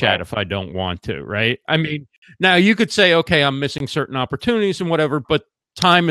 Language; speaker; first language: English; native; English